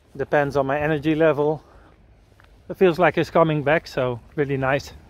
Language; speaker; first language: English; non-native, fluent; Dutch